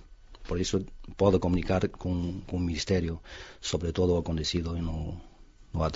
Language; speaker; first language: Portuguese; non-native, fluent; Chinese